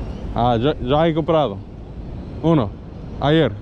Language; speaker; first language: Spanish; non-native, learner; English